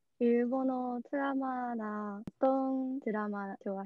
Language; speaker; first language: Korean; non-native, learner; Japanese